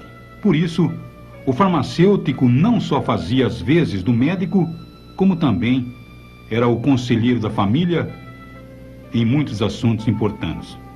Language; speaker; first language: Portuguese; native; Portuguese